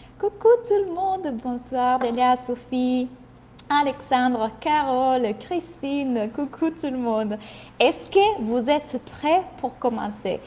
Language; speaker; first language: French; non-native, fluent; Italian